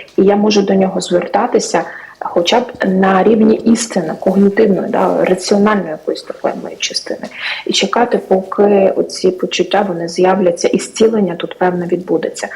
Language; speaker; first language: Ukrainian; native; Ukrainian